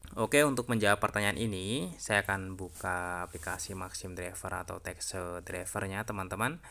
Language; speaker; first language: Indonesian; native; Indonesian